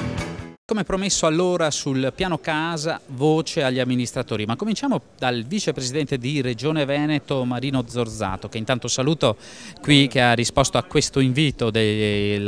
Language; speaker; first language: Italian; native; Italian